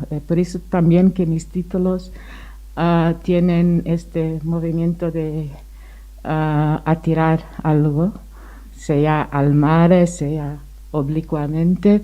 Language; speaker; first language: Spanish; non-native, fluent; Portuguese